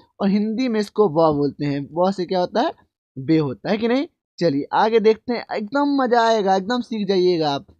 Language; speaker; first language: Hindi; native; Hindi